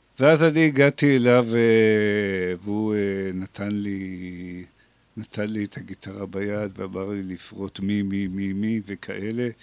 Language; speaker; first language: Hebrew; native; Hebrew